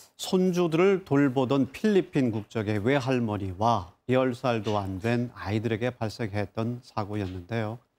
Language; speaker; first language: Korean; native; Korean